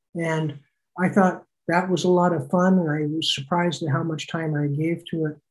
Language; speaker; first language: English; native; English